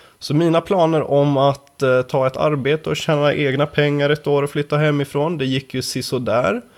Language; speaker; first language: Swedish; native; Swedish